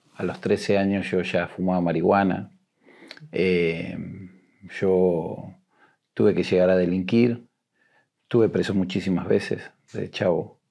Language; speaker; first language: Spanish; native; Spanish